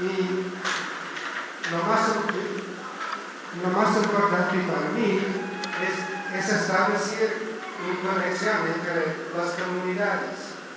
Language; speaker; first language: Spanish; non-native, learner; English